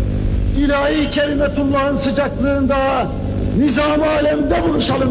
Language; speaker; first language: Turkish; native; Turkish